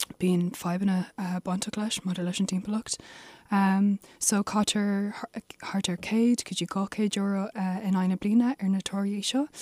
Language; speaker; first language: Irish; non-native, local second language; English